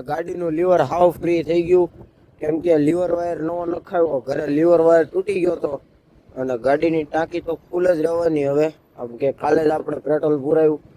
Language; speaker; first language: Gujarati; native; Gujarati